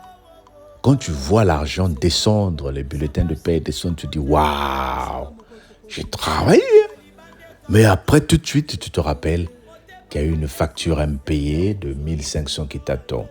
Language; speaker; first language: French; non-native, local second language; Lingala